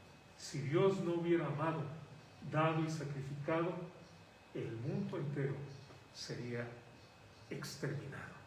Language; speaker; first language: Spanish; native; Spanish